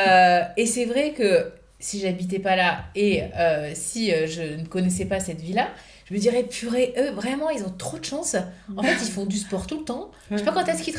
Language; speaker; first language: French; native; French